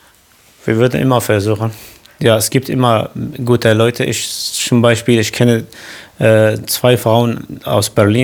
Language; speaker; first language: German; non-native, local second language; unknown